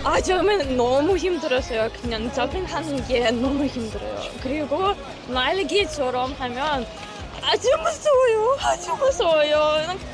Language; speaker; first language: Korean; non-native, learner; English